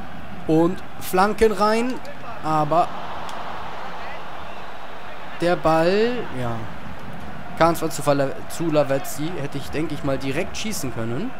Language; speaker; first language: German; native; German